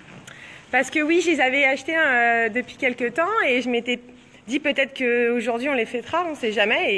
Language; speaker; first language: French; native; French